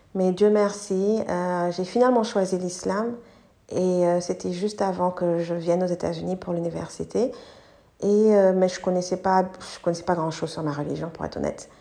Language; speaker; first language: French; non-native, local second language; English